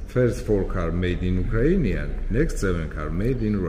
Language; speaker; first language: English; non-native, learner; Georgian